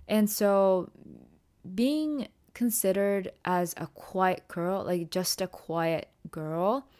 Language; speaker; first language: English; early bilingual, other home language; Japanese